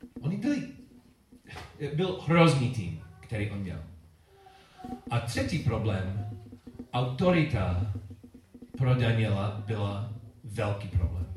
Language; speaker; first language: Czech; non-native, learner; English